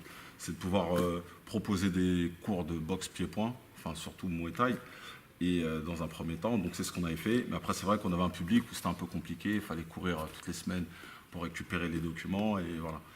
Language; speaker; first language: French; native; French